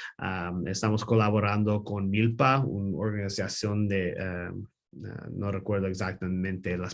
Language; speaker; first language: Spanish; non-native, learner; English